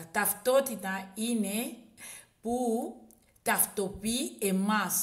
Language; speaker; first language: Greek; non-native, learner; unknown